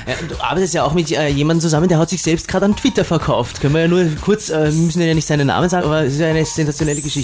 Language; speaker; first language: German; native; German